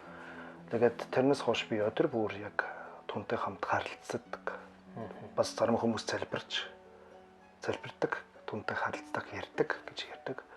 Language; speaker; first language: Mongolian; non-native, learner; German